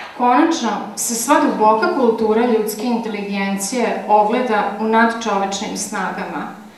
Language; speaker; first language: Serbian; native; Serbian